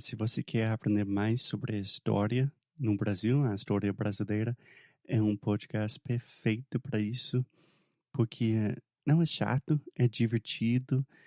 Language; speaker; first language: Portuguese; non-native, fluent; English